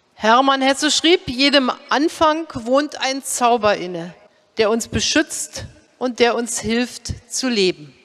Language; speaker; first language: German; native; German